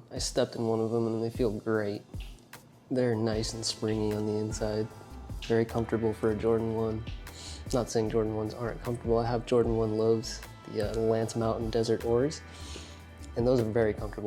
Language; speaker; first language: English; native; English